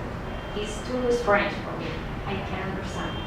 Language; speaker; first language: English; non-native, learner; Spanish